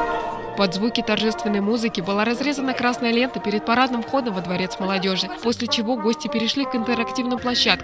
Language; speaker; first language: Russian; native; Russian